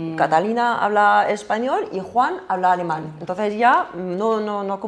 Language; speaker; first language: Spanish; non-native, fluent; French